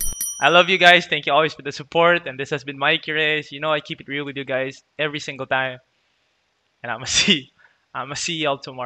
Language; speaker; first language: English; non-native, local second language; Filipino